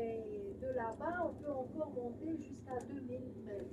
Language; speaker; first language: French; non-native, fluent; Romanian